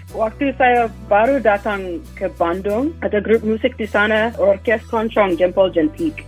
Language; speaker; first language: Indonesian; non-native, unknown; English